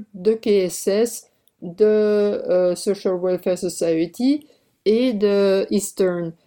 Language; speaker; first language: French; early bilingual, other home language; Korean